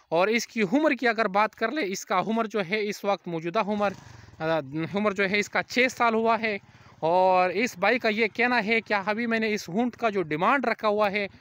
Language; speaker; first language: Urdu; non-native, local second language; Pashto